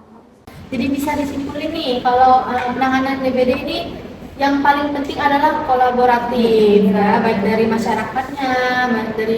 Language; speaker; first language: Indonesian; native; Indonesian